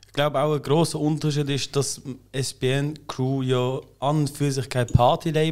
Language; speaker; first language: German; native; German